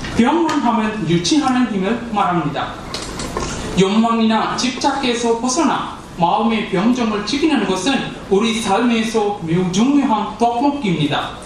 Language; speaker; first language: Korean; non-native, fluent; Sinhala